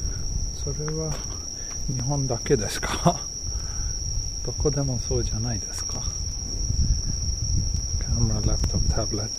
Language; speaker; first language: Japanese; non-native, learner; Swedish